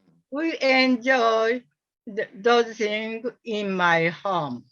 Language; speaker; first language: English; non-native, learner; Japanese